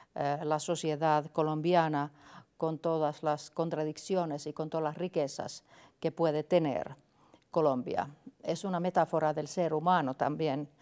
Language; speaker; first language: Spanish; non-native, fluent; Finnish